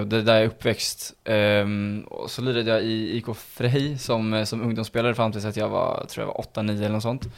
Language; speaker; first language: Swedish; native; Swedish